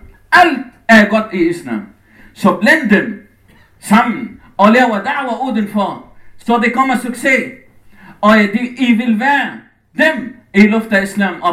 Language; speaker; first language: Danish; non-native, fluent; Arabic